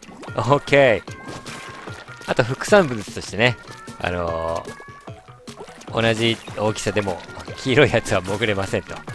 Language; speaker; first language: Japanese; native; Japanese